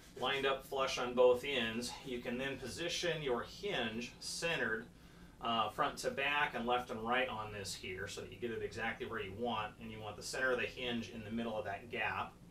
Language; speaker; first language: English; native; English